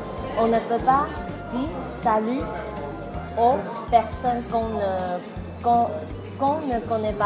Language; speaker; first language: French; non-native, learner; Chinese